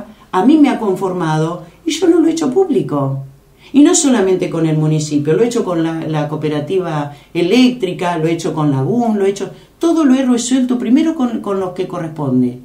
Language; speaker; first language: Spanish; native; Spanish